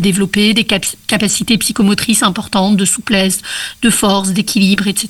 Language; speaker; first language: French; native; French